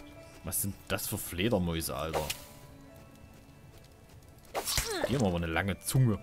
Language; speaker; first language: German; native; German